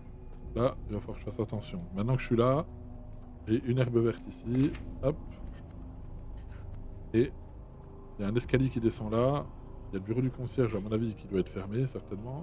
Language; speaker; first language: French; native; French